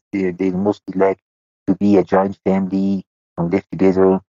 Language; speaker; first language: English; non-native, fluent; Persian